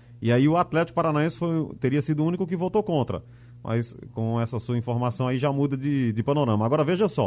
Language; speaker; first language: Portuguese; native; Portuguese